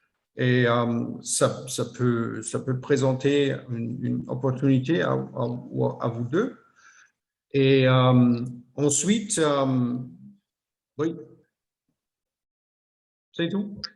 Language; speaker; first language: French; non-native, fluent; German